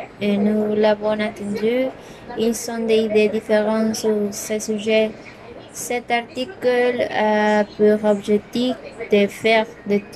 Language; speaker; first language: French; non-native, learner; Spanish